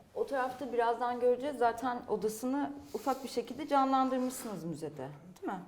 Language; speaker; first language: Turkish; native; Turkish